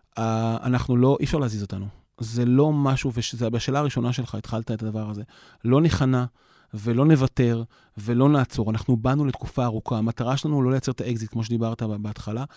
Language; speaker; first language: Hebrew; native; Hebrew